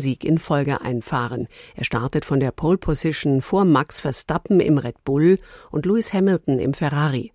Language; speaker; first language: German; native; German